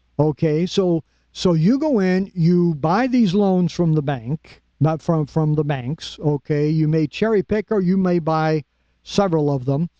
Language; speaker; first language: English; native; English